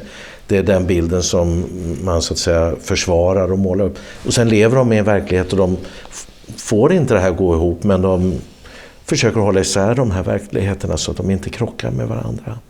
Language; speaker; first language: Swedish; native; Swedish